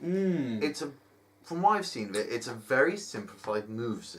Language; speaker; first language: English; native; English